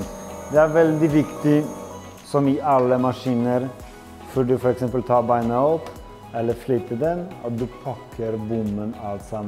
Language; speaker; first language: Norwegian; non-native, fluent; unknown